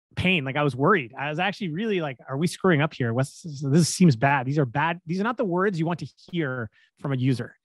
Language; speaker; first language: English; native; English